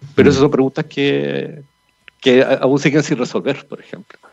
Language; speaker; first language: Spanish; native; Spanish